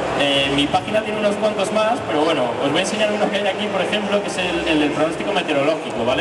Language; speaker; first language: Spanish; native; Spanish